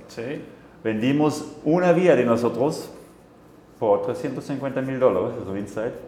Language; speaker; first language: Spanish; non-native, fluent; German